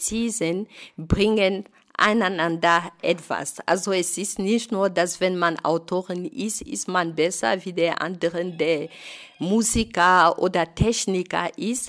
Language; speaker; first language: German; non-native, fluent; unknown